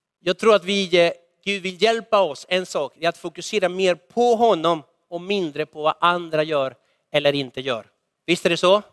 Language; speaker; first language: Swedish; non-native, fluent; Spanish